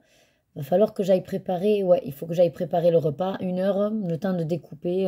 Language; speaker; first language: French; native; French